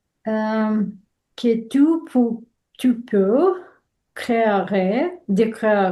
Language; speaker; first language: French; non-native, learner; Russian